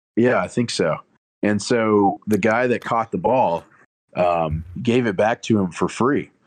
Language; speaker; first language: English; native; English